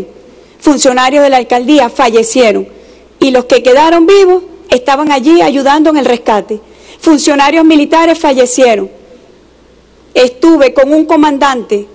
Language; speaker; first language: Spanish; native; Spanish